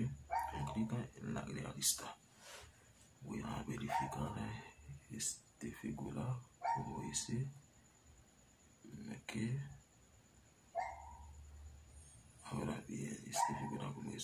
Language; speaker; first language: Spanish; non-native, learner; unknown